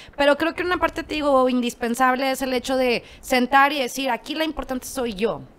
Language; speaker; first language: Spanish; native; Spanish